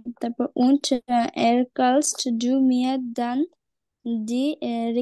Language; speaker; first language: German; non-native, learner; Bangla